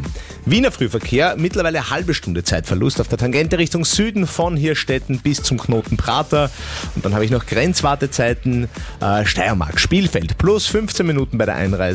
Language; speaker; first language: German; native; German